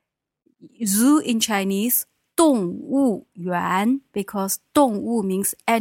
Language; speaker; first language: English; non-native, fluent; Chinese